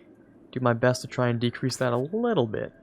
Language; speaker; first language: English; native; English